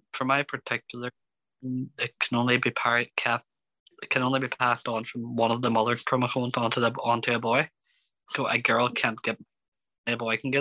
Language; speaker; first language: English; native; English